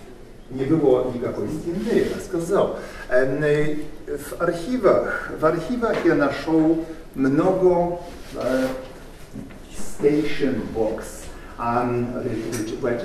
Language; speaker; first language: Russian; non-native, learner; Polish